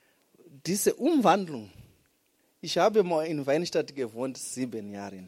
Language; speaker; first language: German; non-native, fluent; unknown